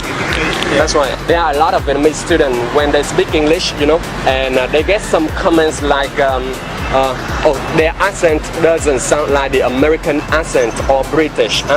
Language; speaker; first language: English; non-native, fluent; Vietnamese